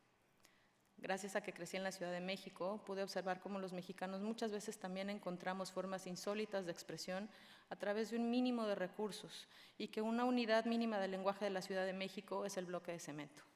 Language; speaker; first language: Spanish; native; Spanish